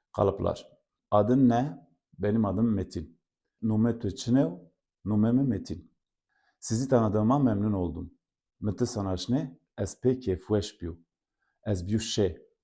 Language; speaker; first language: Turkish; non-native, local second language; Zaza